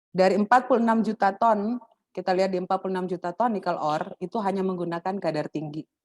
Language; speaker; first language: Indonesian; native; Indonesian